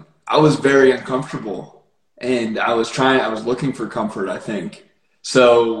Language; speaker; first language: English; native; English